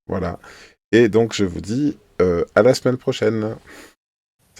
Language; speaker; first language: French; native; French